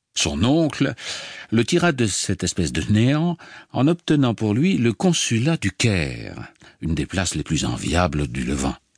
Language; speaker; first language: French; native; French